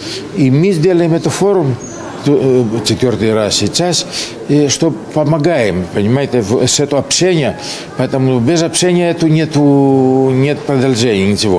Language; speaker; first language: Ukrainian; non-native, learner; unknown